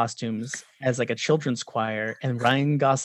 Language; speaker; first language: English; native; English